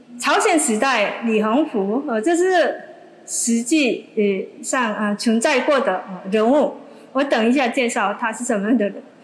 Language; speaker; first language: Chinese; non-native, fluent; Korean